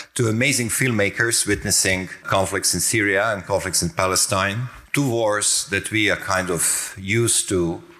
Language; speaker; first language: English; non-native, fluent; Croatian